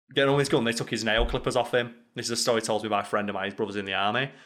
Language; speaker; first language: English; native; English